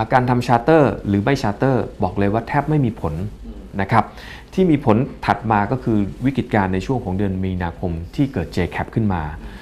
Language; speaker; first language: Thai; native; Thai